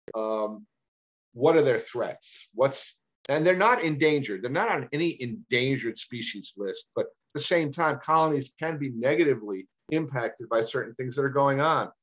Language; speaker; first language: English; native; English